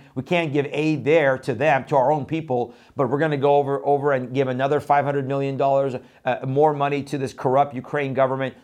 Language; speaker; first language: English; non-native, fluent; Persian